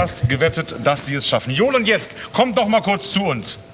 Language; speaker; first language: German; native; German